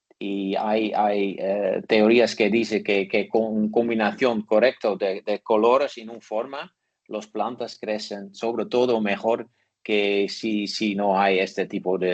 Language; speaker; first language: Spanish; non-native, learner; Dutch